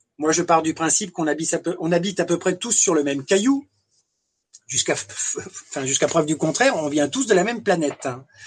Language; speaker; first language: French; native; French